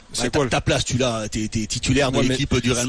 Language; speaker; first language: French; native; French